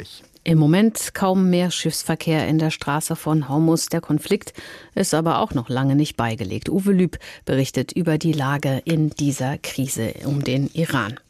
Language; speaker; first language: German; native; German